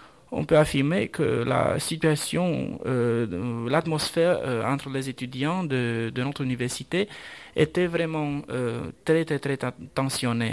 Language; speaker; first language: French; non-native, fluent; Romanian